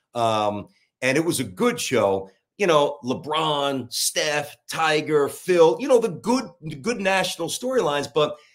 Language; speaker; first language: English; native; English